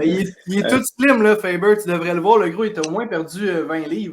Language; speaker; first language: French; native; French